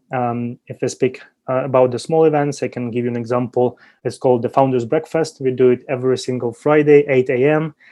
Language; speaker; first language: English; non-native, fluent; Ukrainian